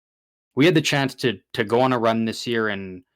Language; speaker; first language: English; native; English